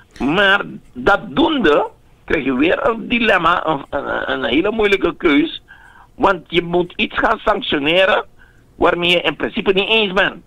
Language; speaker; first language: Dutch; native; Dutch